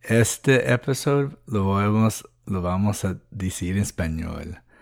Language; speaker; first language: Spanish; early bilingual, heritage; Spanish